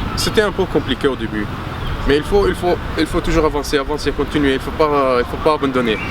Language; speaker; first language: French; non-native, fluent; Arabic